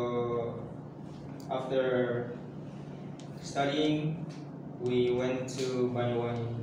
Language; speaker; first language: English; non-native, fluent; Indonesian